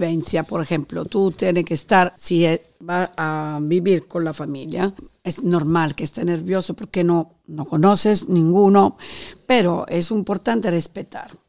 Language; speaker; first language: Spanish; non-native, fluent; Italian